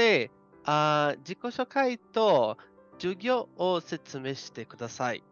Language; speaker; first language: Japanese; non-native, learner; Portuguese